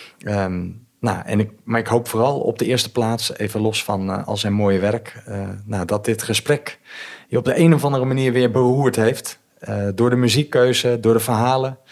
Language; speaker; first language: Dutch; native; Dutch